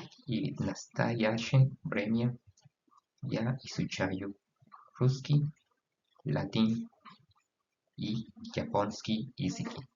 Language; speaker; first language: Russian; non-native, learner; Spanish